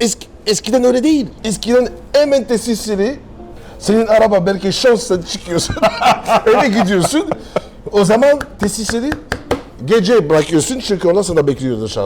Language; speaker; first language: Turkish; non-native, learner; French